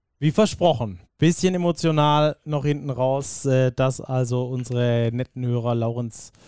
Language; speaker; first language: German; native; German